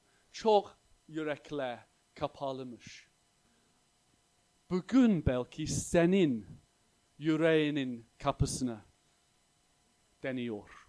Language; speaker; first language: Turkish; non-native, fluent; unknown